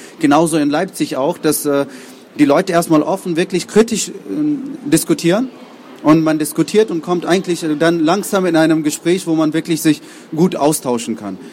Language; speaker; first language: German; non-native, fluent; Urdu